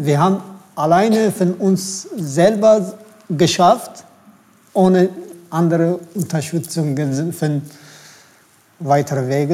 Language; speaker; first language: German; non-native, fluent; Turkish